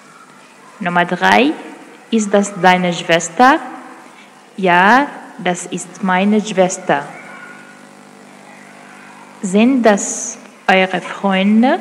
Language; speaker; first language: German; non-native, fluent; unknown